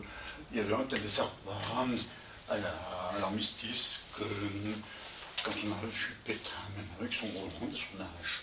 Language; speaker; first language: French; native; French